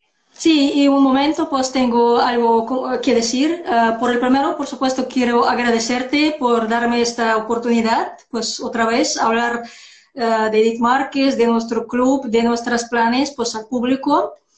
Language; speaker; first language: Spanish; non-native, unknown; Russian